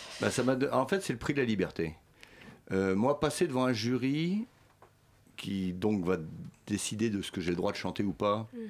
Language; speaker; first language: French; early bilingual, other home language; Swedish